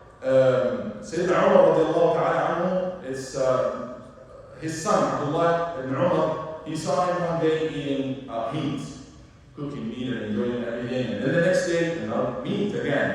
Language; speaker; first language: English; non-native, fluent; Arabic